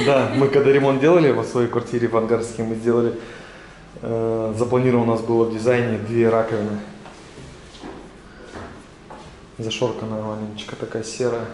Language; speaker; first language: Russian; native; Russian